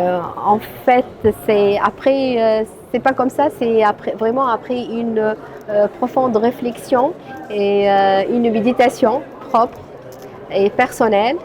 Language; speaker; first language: French; non-native, local second language; Arabic